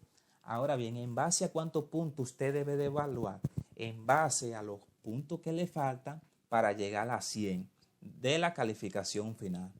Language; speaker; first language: Spanish; native; Spanish